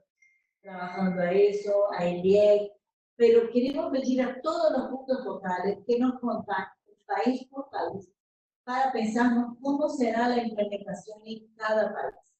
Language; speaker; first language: Spanish; non-native, fluent; Portuguese